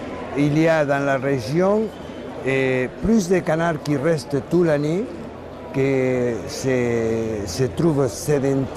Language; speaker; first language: French; non-native, learner; Spanish